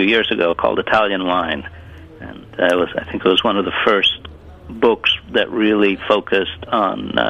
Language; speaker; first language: English; early bilingual, other home language; Italian